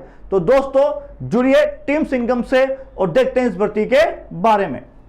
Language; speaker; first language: Hindi; native; Hindi